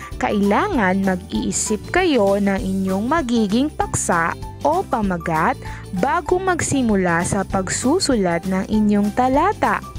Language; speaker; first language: Filipino; non-native, local second language; Maranao